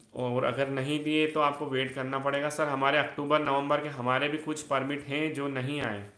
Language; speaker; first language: Hindi; native; Hindi